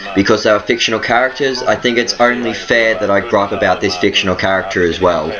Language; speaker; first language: English; native; English